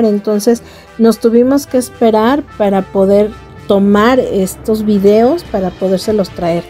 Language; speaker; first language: Spanish; native; Spanish